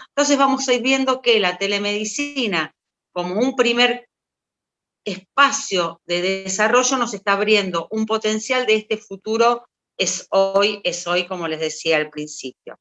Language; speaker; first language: Spanish; native; Spanish